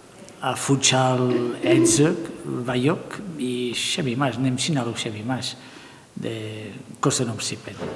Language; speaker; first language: Hungarian; non-native, learner; Spanish